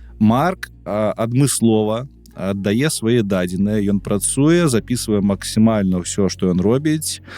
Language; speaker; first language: Belarusian; non-native, local second language; Russian